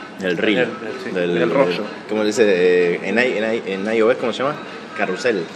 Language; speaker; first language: Spanish; native; Spanish